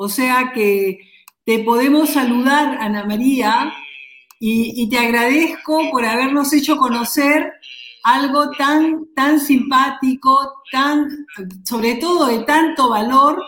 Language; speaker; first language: Spanish; native; Spanish